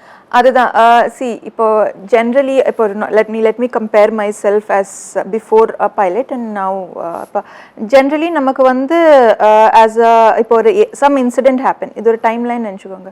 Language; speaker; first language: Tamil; early bilingual, heritage; Tamil